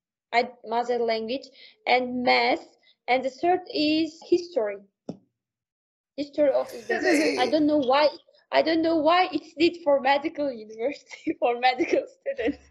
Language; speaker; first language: English; non-native, learner; Uzbek